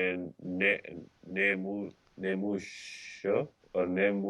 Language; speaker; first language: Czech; non-native, learner; English